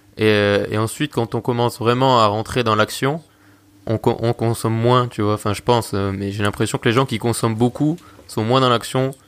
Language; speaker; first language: French; native; French